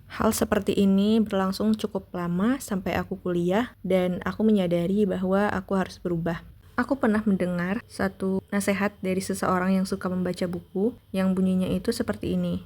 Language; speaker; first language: Indonesian; non-native, local second language; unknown